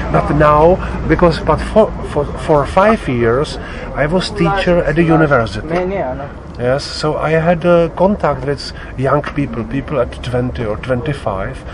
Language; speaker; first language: English; non-native, fluent; Czech